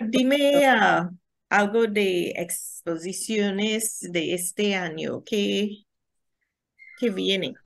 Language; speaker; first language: Spanish; non-native, learner; English